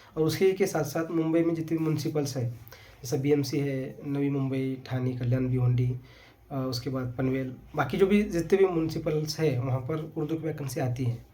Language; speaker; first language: Hindi; non-native, local second language; Urdu